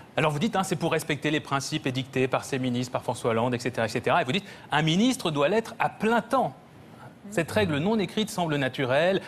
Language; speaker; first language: French; native; French